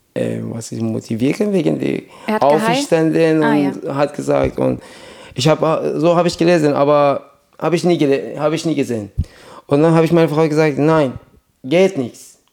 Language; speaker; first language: German; non-native, learner; Persian